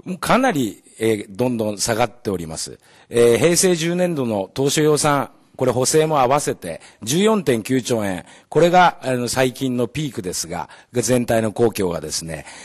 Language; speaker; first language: Japanese; native; Japanese